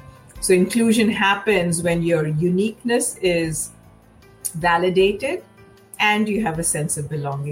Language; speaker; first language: English; non-native, local second language; Hindi